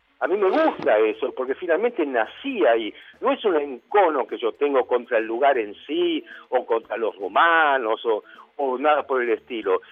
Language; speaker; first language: Spanish; early bilingual, other home language; Hungarian